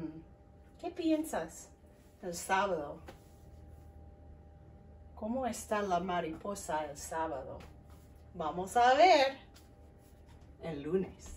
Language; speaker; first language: Spanish; non-native, fluent; English